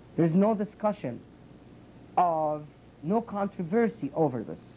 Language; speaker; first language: English; non-native, fluent; Arabic